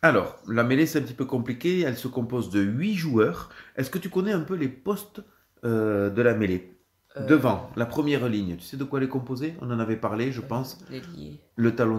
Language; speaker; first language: French; native; French